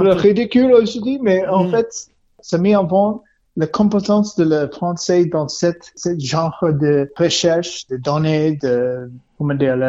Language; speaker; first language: French; non-native, learner; English